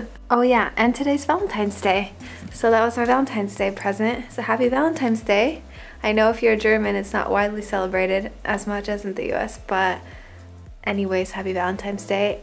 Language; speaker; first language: English; native; English